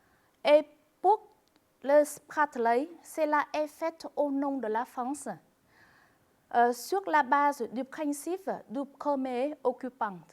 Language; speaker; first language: French; non-native, fluent; Vietnamese